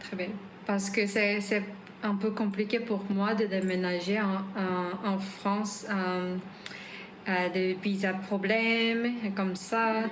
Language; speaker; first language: French; non-native, learner; Korean